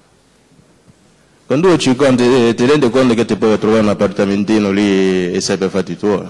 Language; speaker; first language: Italian; non-native, fluent; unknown